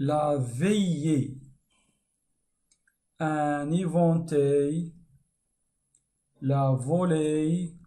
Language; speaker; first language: French; non-native, fluent; Arabic